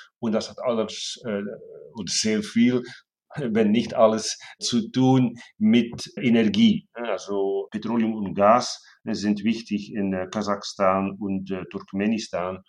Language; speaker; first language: German; non-native, fluent; Dutch